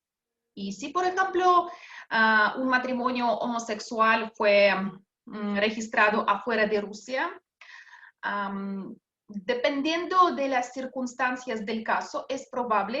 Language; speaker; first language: Spanish; non-native, fluent; Russian